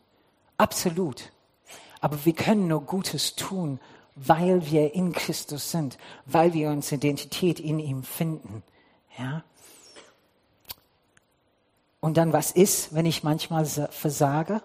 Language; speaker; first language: German; non-native, fluent; English